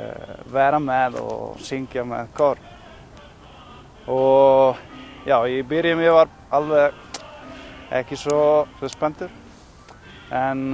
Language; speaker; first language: Icelandic; non-native, learner; Italian